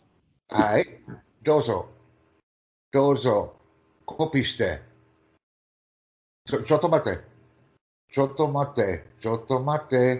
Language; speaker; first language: Japanese; non-native, learner; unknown